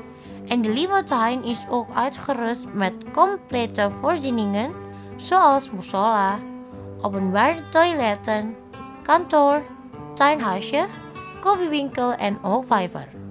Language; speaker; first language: Dutch; non-native, fluent; Indonesian